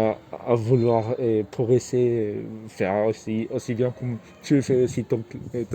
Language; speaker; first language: French; non-native, fluent; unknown